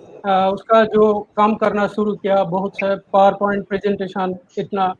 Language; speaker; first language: Hindi; non-native, local second language; Bangla